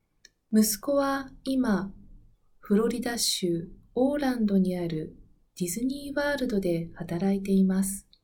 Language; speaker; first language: Japanese; non-native, learner; Spanish